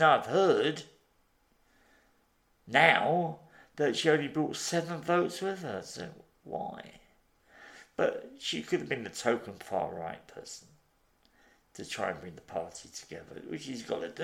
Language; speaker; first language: English; native; English